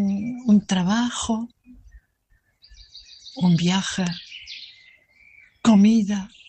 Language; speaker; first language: Spanish; non-native, fluent; German